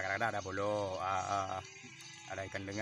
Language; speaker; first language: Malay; non-native, local second language; Achinese